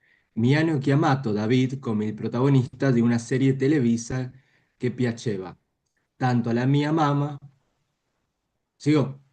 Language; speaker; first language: Italian; non-native, learner; Spanish